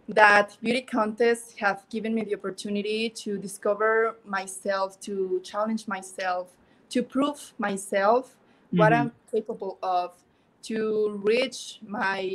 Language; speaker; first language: English; non-native, learner; Spanish